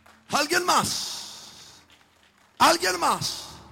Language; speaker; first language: Spanish; native; Spanish